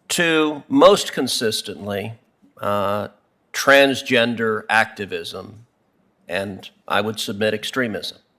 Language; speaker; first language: English; native; English